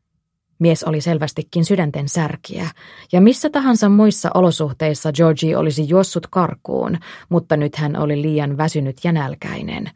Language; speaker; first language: Finnish; native; Finnish